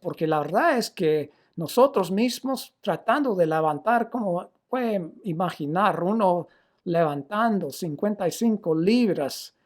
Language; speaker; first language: Spanish; non-native, fluent; English